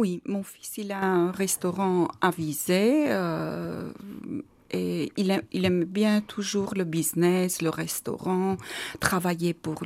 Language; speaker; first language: French; non-native, learner; Armenian